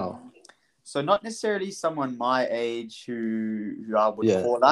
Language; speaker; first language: English; native; English